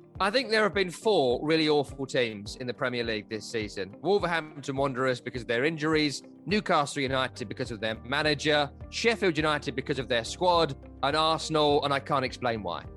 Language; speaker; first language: English; native; English